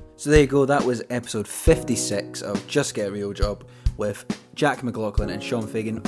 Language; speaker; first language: English; native; English